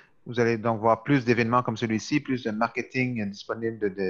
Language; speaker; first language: French; native; French